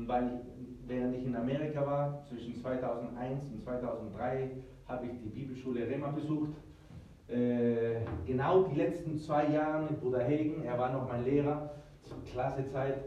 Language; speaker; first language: German; early bilingual, heritage; Spanish